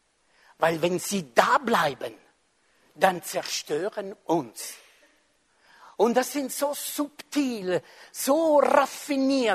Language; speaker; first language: German; non-native, fluent; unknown